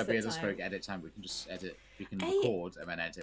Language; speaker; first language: English; native; English